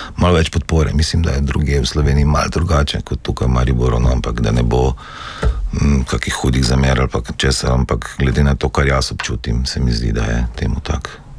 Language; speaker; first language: Slovenian; native; Slovenian